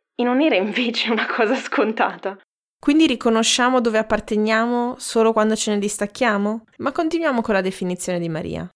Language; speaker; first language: Italian; native; Italian